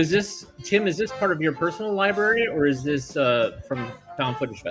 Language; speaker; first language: English; native; English